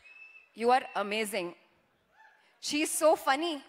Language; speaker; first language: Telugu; non-native, learner; Kannada